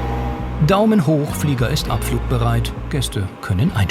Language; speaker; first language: German; native; German